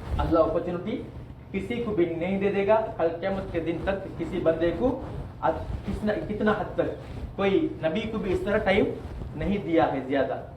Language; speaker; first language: Urdu; non-native, learner; Tamil